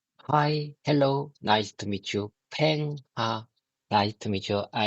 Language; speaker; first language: English; non-native, learner; Korean